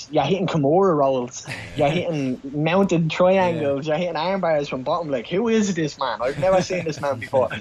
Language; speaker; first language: English; native; English